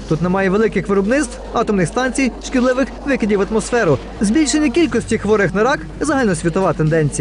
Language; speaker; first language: Ukrainian; native; Ukrainian